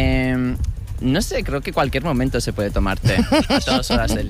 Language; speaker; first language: Spanish; early bilingual, heritage; Spanish